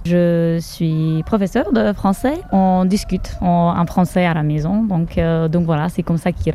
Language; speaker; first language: French; non-native, fluent; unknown